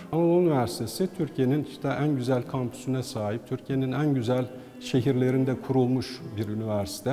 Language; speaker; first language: Turkish; native; Turkish